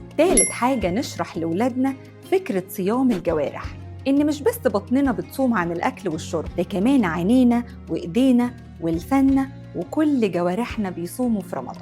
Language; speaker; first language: Arabic; native; Arabic